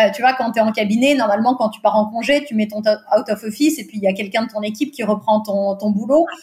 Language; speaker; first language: French; early bilingual, other home language; Portuguese